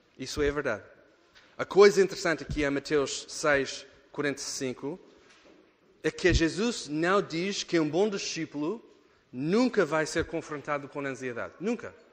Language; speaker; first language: Portuguese; non-native, fluent; English